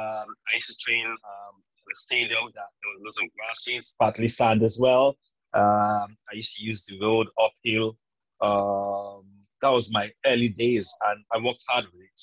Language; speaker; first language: English; non-native, local second language; Yoruba